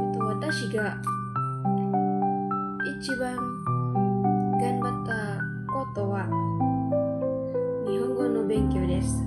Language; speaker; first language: Japanese; non-native, learner; Indonesian